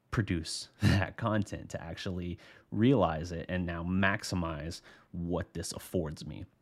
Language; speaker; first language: English; native; English